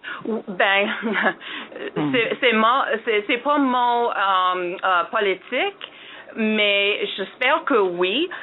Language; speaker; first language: French; non-native, fluent; English